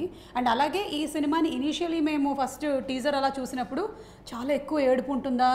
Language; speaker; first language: Telugu; native; Telugu